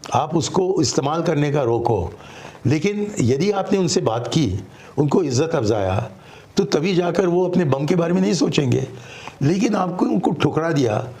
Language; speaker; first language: Hindi; non-native, local second language; Tamil